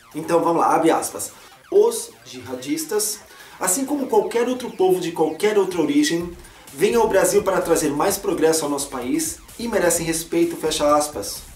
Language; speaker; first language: Portuguese; native; Portuguese